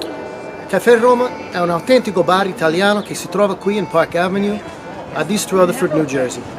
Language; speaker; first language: Italian; non-native, fluent; English